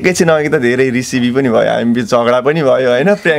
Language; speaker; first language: Nepali; native; Nepali